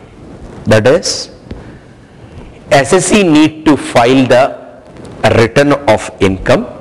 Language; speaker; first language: English; non-native, local second language; Hindi